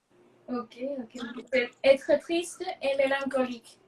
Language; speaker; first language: French; non-native, fluent; Spanish